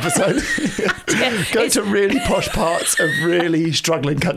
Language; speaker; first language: English; native; English